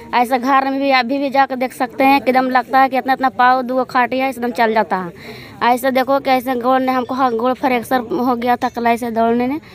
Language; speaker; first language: Hindi; native; Hindi